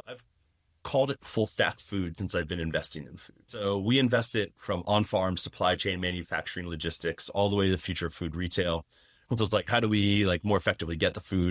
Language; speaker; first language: English; native; English